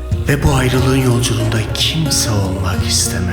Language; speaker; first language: Turkish; native; Turkish